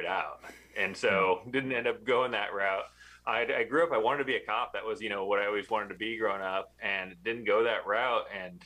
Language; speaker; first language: English; native; English